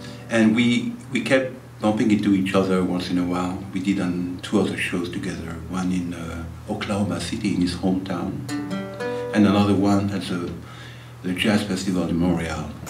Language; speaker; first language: English; non-native, fluent; French